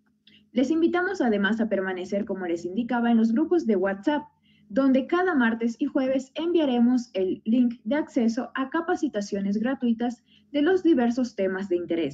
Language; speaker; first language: Spanish; native; Spanish